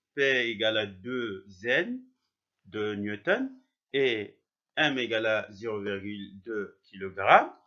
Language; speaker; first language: French; non-native, local second language; Arabic